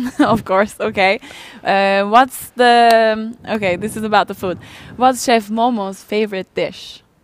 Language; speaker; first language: English; non-native, fluent; Turkish